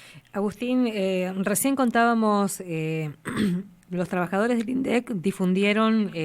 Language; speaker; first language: Spanish; native; Spanish